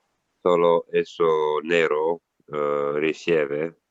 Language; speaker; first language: Spanish; non-native, learner; Italian